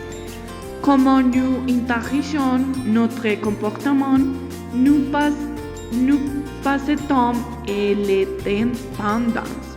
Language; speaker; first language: French; non-native, learner; Spanish